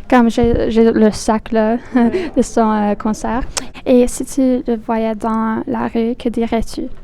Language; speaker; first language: French; non-native, learner; English